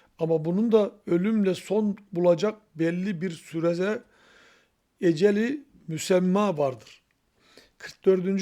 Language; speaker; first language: Turkish; native; Turkish